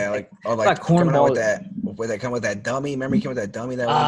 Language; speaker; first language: English; native; English